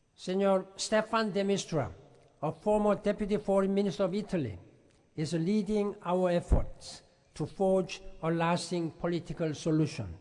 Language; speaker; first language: English; non-native, fluent; Korean